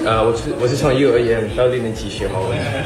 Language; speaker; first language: Chinese; non-native, local second language; Malay